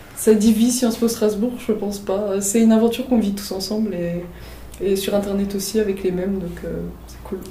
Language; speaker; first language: French; native; French